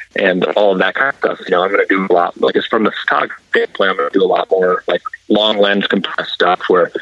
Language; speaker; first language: English; native; English